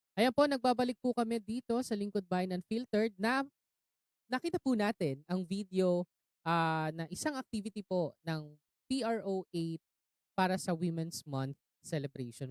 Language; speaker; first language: Filipino; native; Filipino